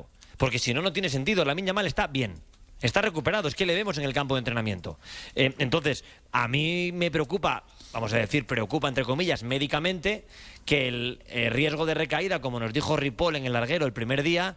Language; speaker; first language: Spanish; native; Spanish